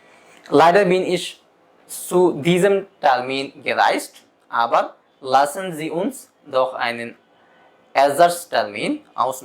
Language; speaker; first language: German; non-native, fluent; Bangla